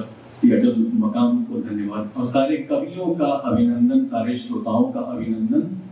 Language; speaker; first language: Hindi; native; Hindi